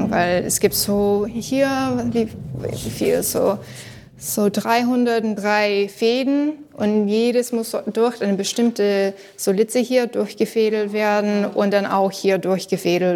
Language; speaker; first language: German; non-native, learner; English